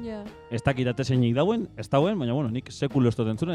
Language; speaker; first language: Basque; native; Basque